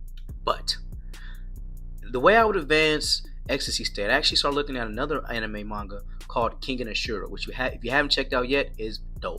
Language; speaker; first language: English; native; English